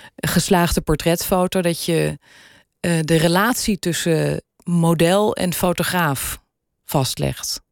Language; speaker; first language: Dutch; native; Dutch